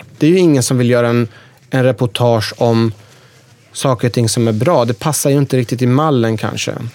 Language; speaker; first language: Swedish; early bilingual, other home language; Persian